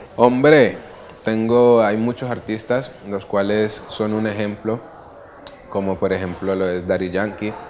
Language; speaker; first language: Spanish; early bilingual, other home language; Italian